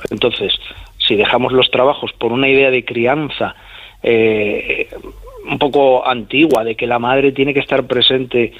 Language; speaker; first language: Spanish; native; Spanish